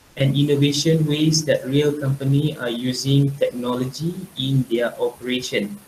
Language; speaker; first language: English; non-native, local second language; Malay